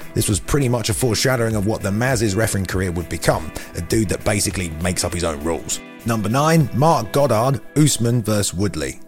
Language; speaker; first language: English; native; English